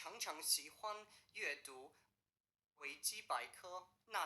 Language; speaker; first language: Chinese; non-native, learner; English